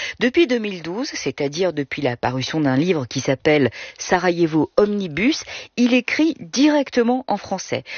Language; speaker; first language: French; native; French